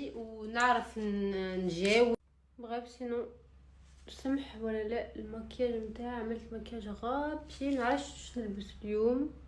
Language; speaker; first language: Arabic; early bilingual, other home language; French